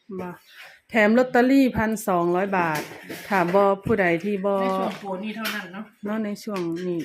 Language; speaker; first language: Thai; native; Thai